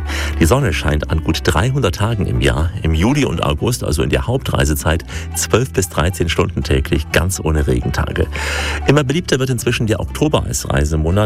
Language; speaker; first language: German; native; German